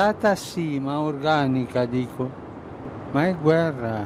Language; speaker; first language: Italian; non-native, fluent; Spanish